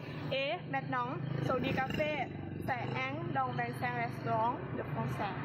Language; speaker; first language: French; non-native, learner; Lao